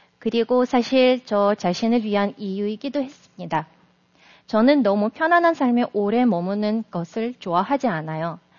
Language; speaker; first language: Korean; non-native, fluent; Russian